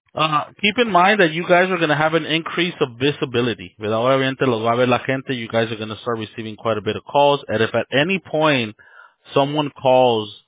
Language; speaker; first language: English; early bilingual, other home language; Spanish